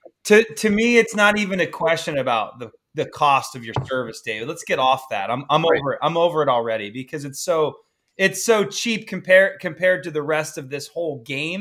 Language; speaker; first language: English; native; English